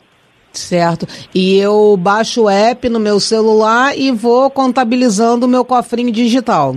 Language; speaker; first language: Portuguese; native; Portuguese